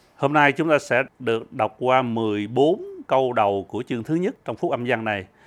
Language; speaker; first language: Vietnamese; early bilingual, heritage; Vietnamese